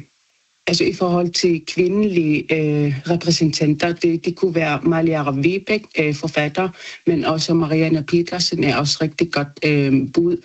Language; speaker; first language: Danish; non-native, local second language; Kalaallisut